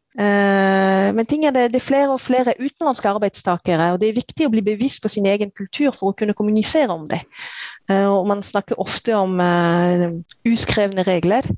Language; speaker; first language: Norwegian; non-native, fluent; French